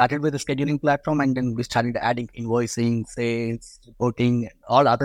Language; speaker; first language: English; non-native, local second language; Telugu